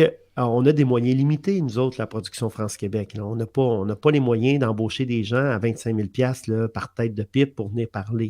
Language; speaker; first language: French; native; French